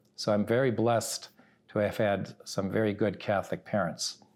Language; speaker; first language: English; early bilingual, other home language; Italian